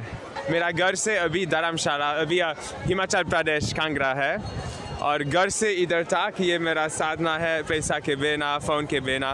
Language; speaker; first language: Hindi; non-native, learner; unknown